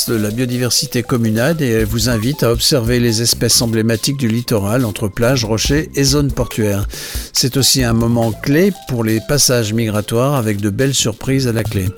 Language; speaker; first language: French; native; French